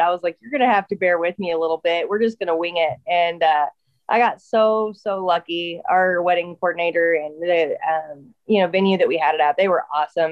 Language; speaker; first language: English; native; English